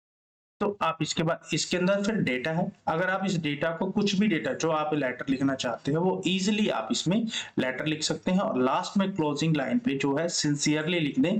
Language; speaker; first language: Hindi; native; Hindi